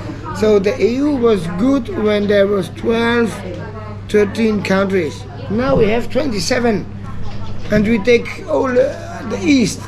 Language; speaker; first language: English; non-native, learner; Italian